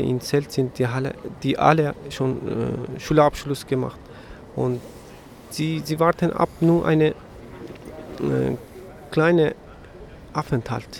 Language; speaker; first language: German; non-native, learner; Persian